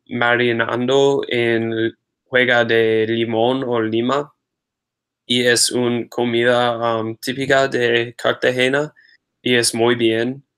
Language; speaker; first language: Spanish; non-native, learner; English